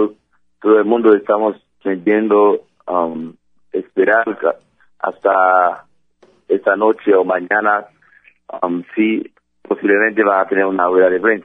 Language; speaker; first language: Spanish; non-native, fluent; Haitian Creole